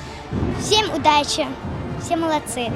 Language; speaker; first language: Russian; non-native, learner; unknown